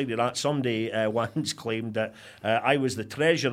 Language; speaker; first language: English; native; English